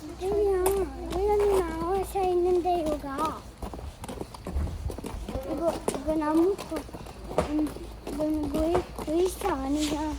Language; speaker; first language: Korean; early bilingual, heritage; Korean